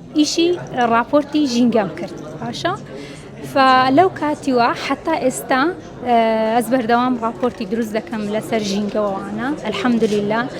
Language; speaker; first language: Central Kurdish; non-native, local second language; Kurdish